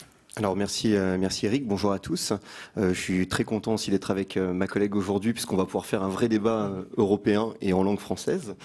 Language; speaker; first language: French; native; French